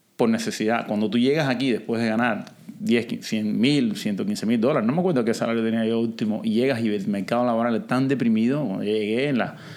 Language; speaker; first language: Spanish; native; Spanish